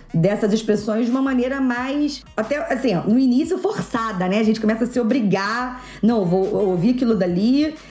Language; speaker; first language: Portuguese; native; Portuguese